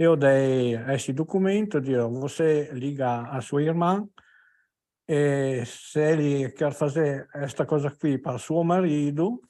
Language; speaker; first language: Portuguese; non-native, learner; Italian